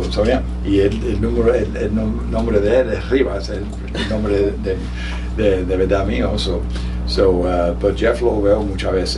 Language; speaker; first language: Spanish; early bilingual, heritage; Spanish